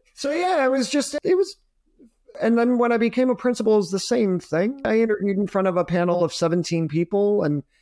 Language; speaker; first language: English; native; English